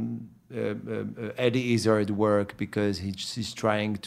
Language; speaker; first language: English; non-native, fluent; Arabic